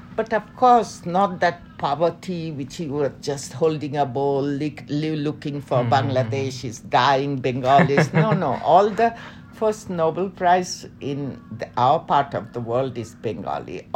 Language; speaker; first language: English; non-native, local second language; Bangla